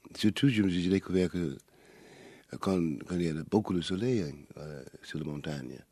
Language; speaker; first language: French; non-native, fluent; English